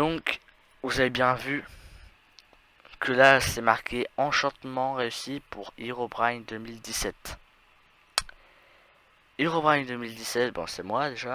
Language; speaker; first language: French; native; French